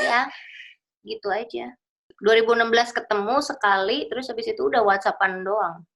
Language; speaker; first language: Indonesian; native; Indonesian